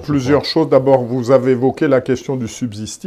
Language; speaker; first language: French; native; French